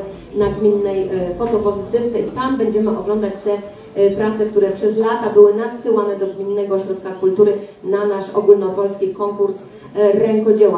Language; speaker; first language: Polish; native; Polish